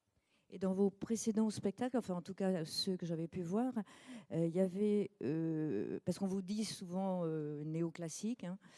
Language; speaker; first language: French; native; French